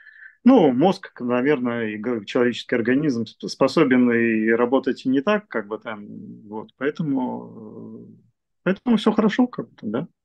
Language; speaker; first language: Russian; native; Russian